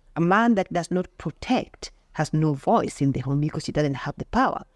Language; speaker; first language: English; non-native, local second language; Luo (Kenya and Tanzania)